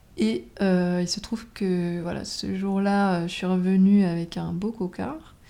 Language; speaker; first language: French; native; French